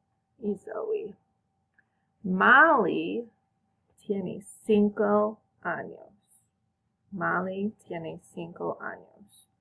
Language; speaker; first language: Spanish; non-native, fluent; English